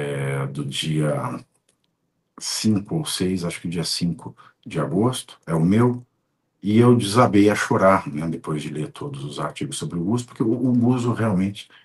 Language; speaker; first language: Portuguese; native; Portuguese